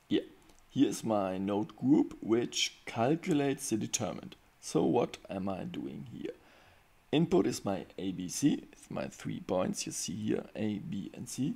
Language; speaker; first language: English; non-native, fluent; German